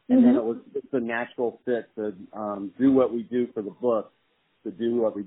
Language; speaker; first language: English; native; English